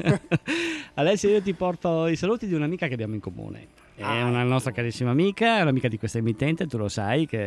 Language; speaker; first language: Italian; native; Italian